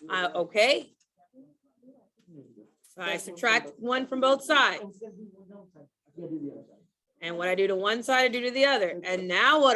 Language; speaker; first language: English; native; English